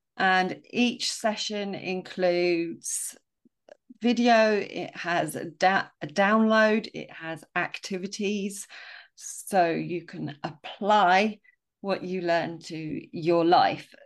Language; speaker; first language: English; native; English